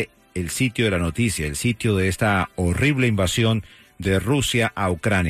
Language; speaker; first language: Spanish; native; Spanish